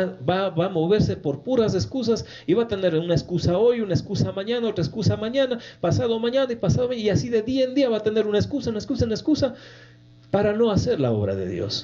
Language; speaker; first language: Spanish; native; Spanish